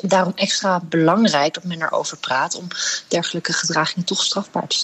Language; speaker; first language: Dutch; native; Dutch